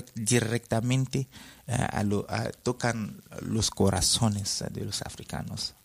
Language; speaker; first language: Spanish; non-native, fluent; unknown